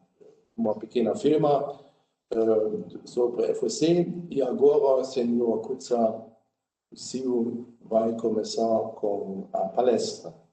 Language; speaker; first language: Portuguese; non-native, learner; German